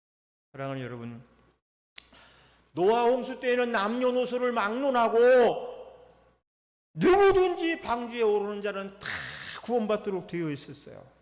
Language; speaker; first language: Korean; native; Korean